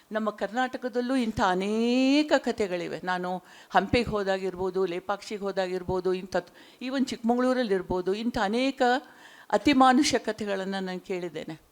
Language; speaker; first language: Kannada; non-native, local second language; Konkani